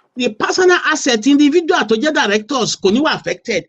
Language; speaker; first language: English; non-native, local second language; Yoruba